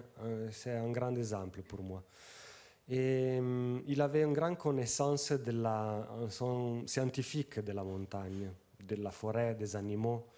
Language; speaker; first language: French; non-native, fluent; Italian